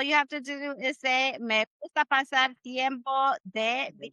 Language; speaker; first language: Spanish; non-native, fluent; English